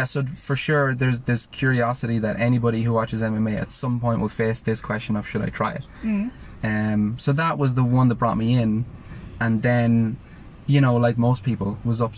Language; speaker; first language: English; native; English